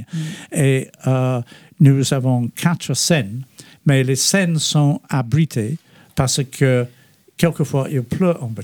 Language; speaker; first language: French; non-native, fluent; English